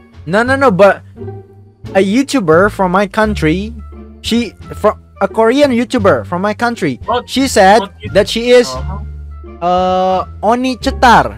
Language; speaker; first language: English; non-native, learner; Indonesian